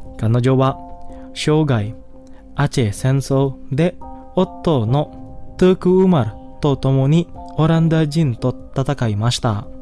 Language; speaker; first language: Japanese; non-native, fluent; Indonesian